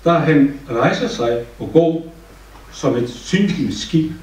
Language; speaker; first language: Danish; non-native, fluent; Turkish